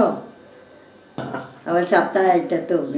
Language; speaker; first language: Hebrew; non-native, learner; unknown